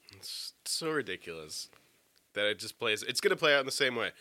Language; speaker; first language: English; native; English